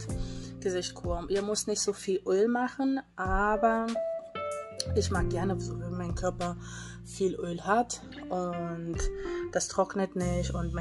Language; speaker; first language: German; non-native, fluent; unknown